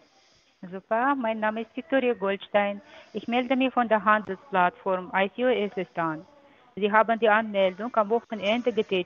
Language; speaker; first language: German; non-native, fluent; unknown